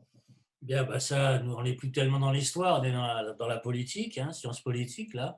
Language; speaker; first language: French; native; French